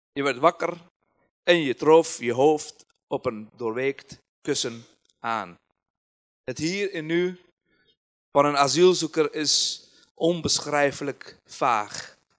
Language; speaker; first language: Dutch; non-native, fluent; Persian